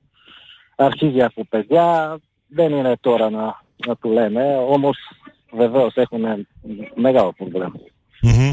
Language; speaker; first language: Greek; non-native, fluent; Bulgarian